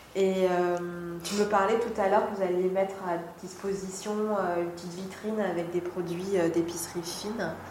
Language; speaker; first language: French; native; French